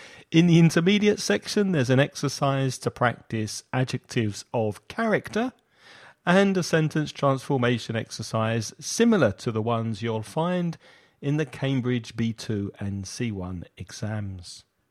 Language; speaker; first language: English; native; English